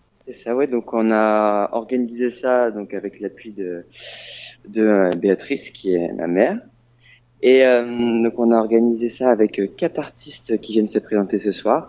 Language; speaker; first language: French; native; French